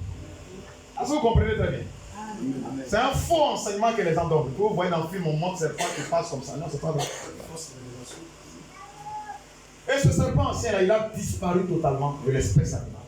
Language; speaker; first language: French; non-native, local second language; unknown